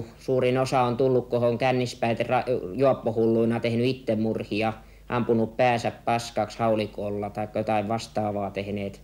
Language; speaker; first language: Finnish; native; Finnish